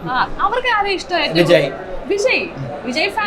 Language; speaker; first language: Malayalam; native; Malayalam